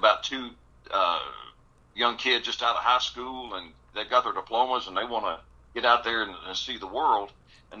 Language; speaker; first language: English; native; English